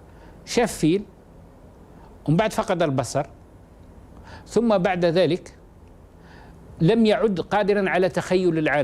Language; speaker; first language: Arabic; native; Arabic